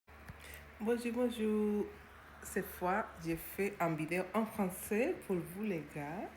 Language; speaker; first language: French; non-native, learner; Spanish